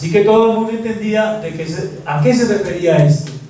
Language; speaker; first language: Spanish; native; Spanish